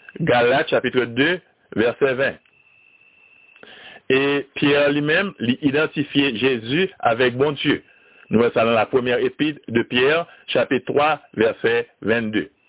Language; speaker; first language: French; non-native, learner; Haitian Creole